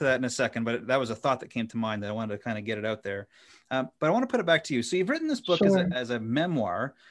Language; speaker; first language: English; native; English